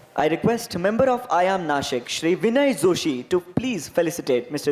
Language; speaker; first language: English; non-native, local second language; Marathi